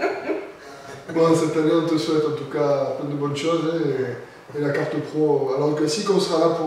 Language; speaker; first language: French; native; French